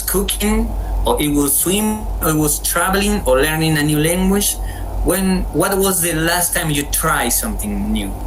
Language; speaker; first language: English; non-native, fluent; Spanish